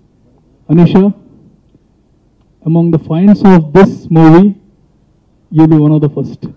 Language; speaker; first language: Telugu; native; Telugu